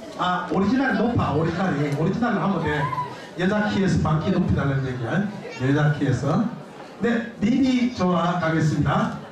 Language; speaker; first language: Korean; native; Korean